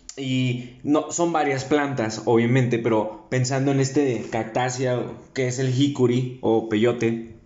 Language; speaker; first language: Spanish; native; Spanish